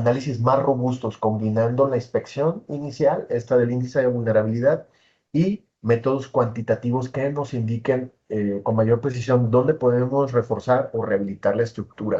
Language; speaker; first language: Spanish; native; Spanish